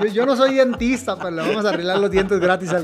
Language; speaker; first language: Spanish; native; Spanish